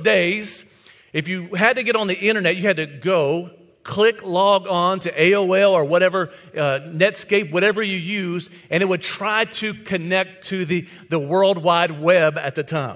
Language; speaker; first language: English; native; English